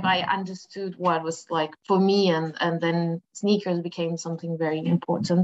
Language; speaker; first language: English; non-native, fluent; Spanish